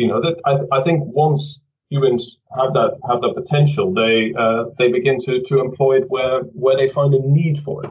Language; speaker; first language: English; early bilingual, other home language; Dutch